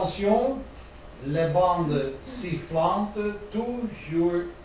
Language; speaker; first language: French; non-native, learner; Dutch